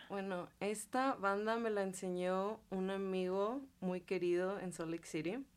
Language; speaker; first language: Spanish; native; Spanish